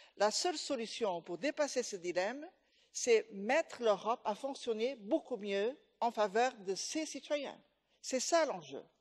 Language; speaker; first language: French; non-native, fluent; Portuguese